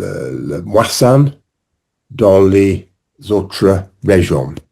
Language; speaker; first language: French; non-native, learner; English